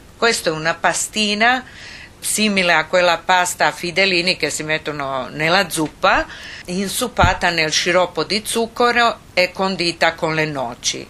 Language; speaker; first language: Italian; non-native, fluent; Croatian